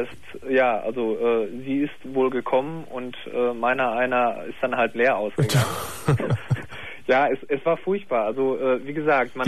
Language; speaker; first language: German; native; German